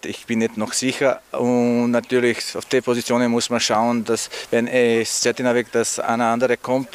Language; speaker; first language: German; non-native, learner; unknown